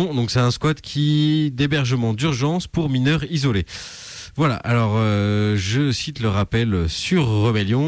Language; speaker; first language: French; native; French